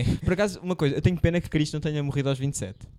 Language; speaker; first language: Portuguese; native; Portuguese